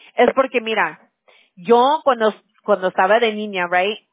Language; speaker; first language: Spanish; early bilingual, other home language; English